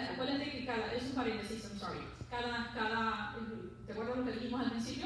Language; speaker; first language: Spanish; early bilingual, heritage; Spanish